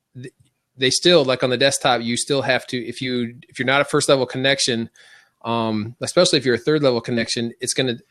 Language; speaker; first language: English; native; English